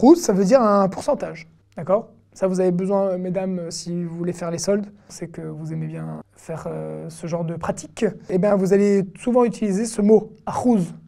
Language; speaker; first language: French; native; French